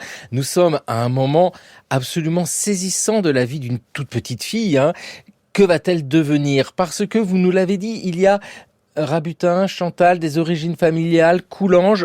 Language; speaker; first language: French; native; French